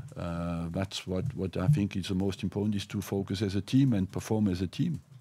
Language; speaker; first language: English; non-native, fluent; French